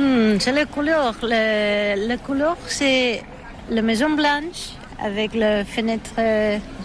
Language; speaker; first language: French; non-native, learner; Catalan